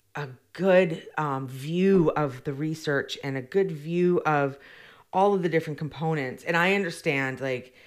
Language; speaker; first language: English; native; English